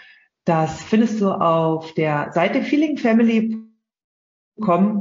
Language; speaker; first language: German; native; German